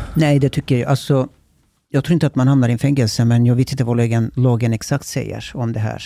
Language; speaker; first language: Swedish; early bilingual, other home language; Turkish